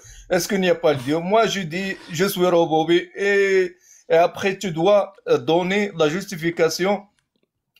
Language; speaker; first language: French; non-native, learner; Arabic